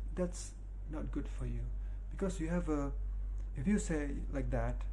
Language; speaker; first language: English; non-native, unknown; Indonesian